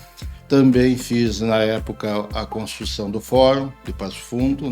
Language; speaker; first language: Portuguese; native; Portuguese